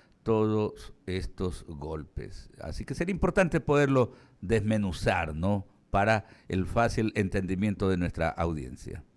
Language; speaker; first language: Spanish; native; Spanish